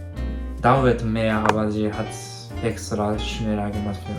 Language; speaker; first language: German; non-native, learner; Japanese